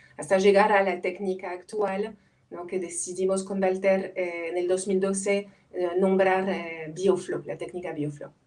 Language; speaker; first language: Spanish; non-native, fluent; French